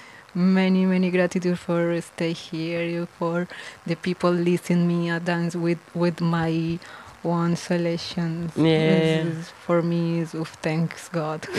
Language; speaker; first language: English; non-native, learner; Spanish